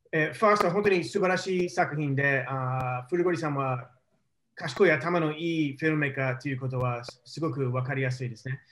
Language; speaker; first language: Japanese; non-native, fluent; English